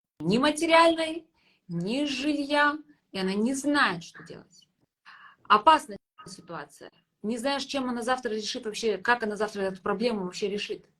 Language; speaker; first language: Russian; native; Russian